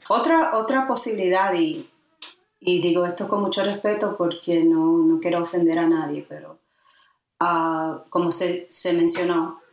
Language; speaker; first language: Spanish; early bilingual, heritage; Spanish